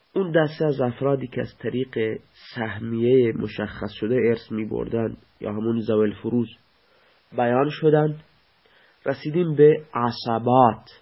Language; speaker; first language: Persian; non-native, local second language; Baluchi